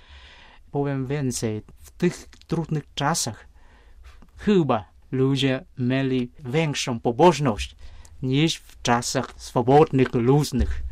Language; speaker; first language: Polish; non-native, fluent; Vietnamese